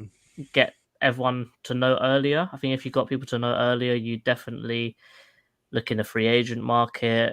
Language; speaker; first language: English; native; English